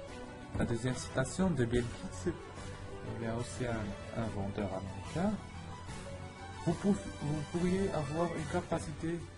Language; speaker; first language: French; non-native, learner; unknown